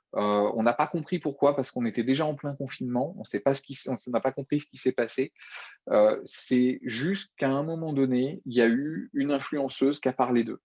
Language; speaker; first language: French; native; French